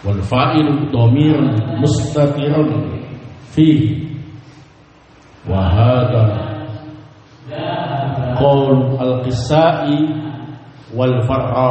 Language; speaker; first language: Arabic; non-native, fluent; Indonesian